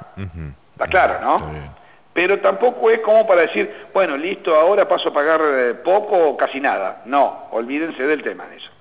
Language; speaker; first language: Spanish; native; Spanish